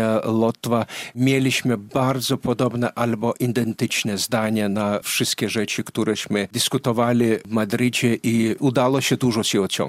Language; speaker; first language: Polish; non-native, fluent; Lithuanian